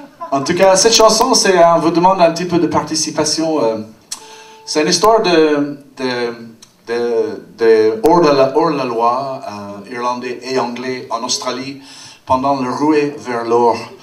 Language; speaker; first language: French; non-native, fluent; English